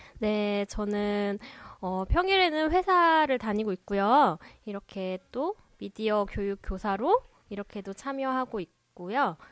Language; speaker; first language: Korean; native; Korean